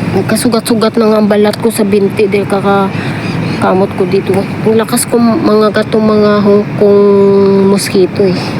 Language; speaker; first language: Filipino; non-native, local second language; Cebuano